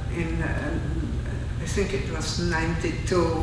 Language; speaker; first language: English; non-native, fluent; Czech